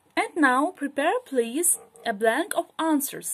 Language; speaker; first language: English; non-native, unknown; Ukrainian